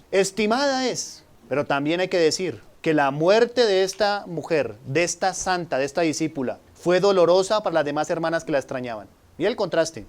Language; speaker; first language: Spanish; native; Spanish